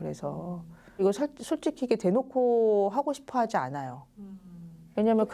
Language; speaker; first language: Korean; native; Korean